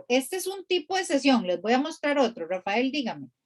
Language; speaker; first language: Spanish; native; Spanish